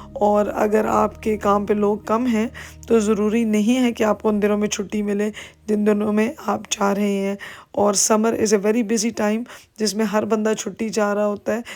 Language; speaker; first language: Urdu; native; Urdu